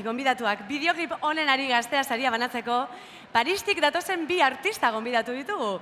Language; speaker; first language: Basque; native; Basque